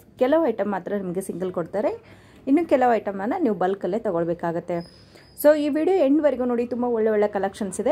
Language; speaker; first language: Kannada; native; Kannada